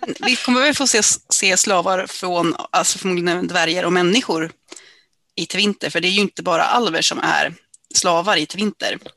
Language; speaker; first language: Swedish; native; Swedish